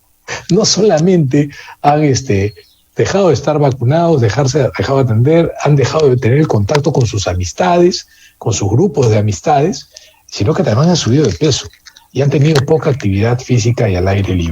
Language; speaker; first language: Spanish; native; Spanish